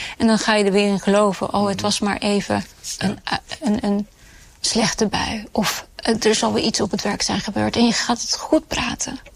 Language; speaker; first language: Dutch; early bilingual, other home language; Urdu